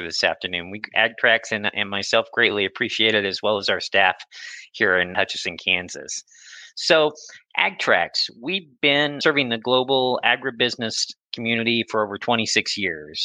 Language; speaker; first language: English; native; English